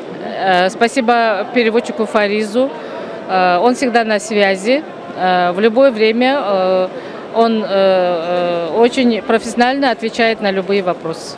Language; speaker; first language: Russian; non-native, local second language; Kyrgyz